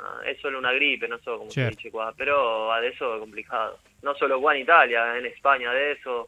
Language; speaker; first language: Italian; non-native, learner; Spanish